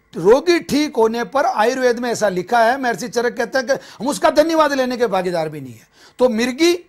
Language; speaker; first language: Hindi; native; Hindi